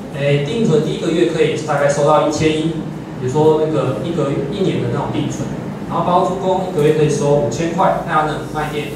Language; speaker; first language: Chinese; native; Chinese